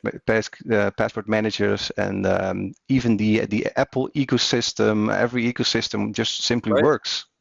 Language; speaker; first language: English; non-native, fluent; Dutch